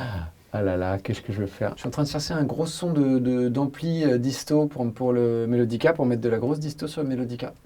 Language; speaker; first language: French; native; French